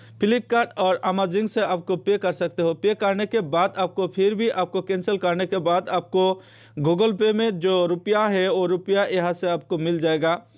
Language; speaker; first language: Hindi; non-native, local second language; Assamese